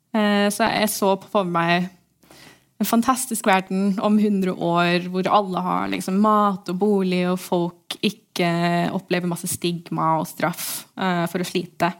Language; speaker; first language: Norwegian; early bilingual, heritage; English